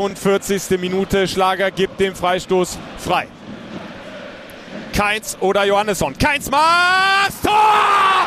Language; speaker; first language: German; native; German